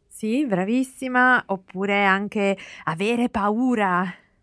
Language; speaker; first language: Italian; native; Italian